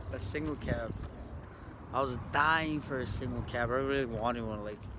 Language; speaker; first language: English; native; English